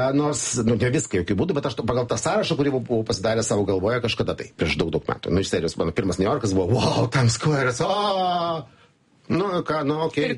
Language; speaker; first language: Lithuanian; native; Lithuanian